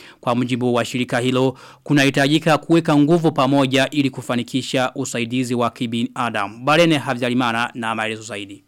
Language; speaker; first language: Swahili; non-native, local second language; Rundi